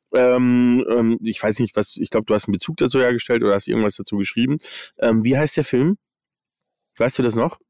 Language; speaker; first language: German; early bilingual, other home language; English